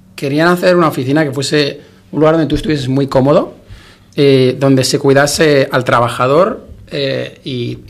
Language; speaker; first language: Spanish; native; Spanish